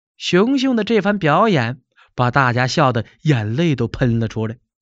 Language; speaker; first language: Chinese; native; Chinese